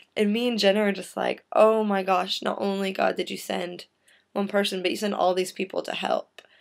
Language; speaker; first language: English; native; English